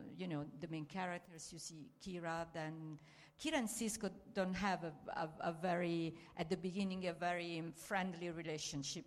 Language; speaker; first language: English; non-native, fluent; Italian